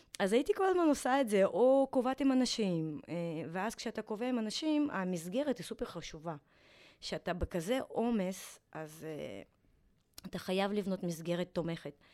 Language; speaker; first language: Hebrew; non-native, fluent; Russian